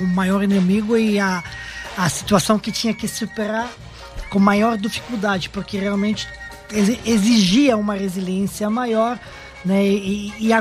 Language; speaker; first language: Portuguese; non-native, fluent; Serbian